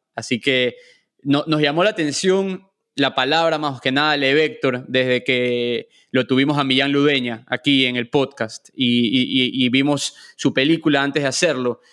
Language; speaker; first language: Spanish; native; Spanish